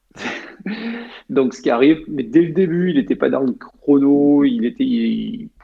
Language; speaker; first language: French; native; French